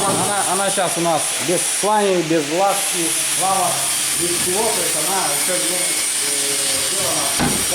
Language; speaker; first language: Russian; native; Russian